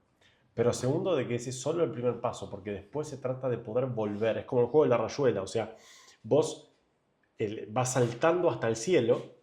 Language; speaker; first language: Spanish; native; Spanish